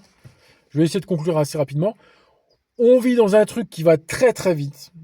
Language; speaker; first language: French; native; French